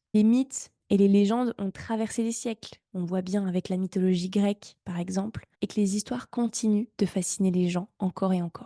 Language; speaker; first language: French; native; French